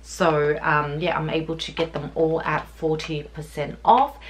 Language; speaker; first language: English; native; English